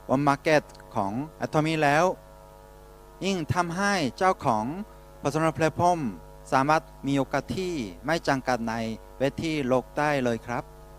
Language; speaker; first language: Thai; non-native, fluent; Korean